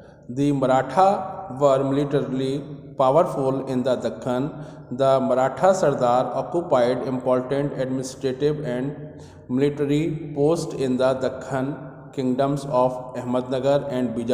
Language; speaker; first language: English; non-native, local second language; Hindi